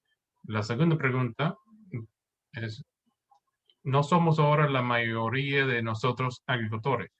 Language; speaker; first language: Spanish; non-native, fluent; English